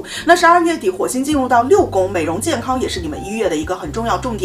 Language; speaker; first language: Chinese; native; Chinese